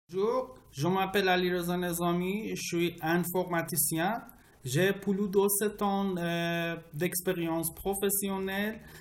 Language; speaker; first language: French; non-native, learner; Persian